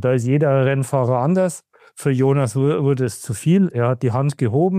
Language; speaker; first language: German; native; German